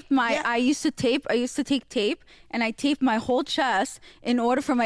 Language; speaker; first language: English; non-native, fluent; Hebrew